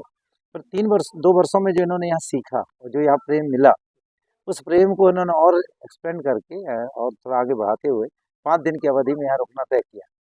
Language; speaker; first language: Hindi; native; Hindi